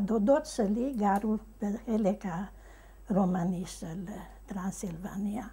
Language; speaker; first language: Hebrew; non-native, fluent; Hungarian